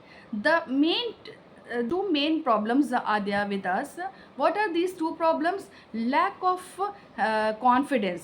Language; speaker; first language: English; non-native, local second language; Hindi